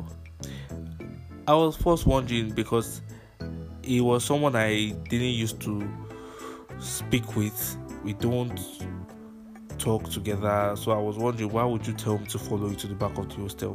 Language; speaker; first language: English; non-native, local second language; Yoruba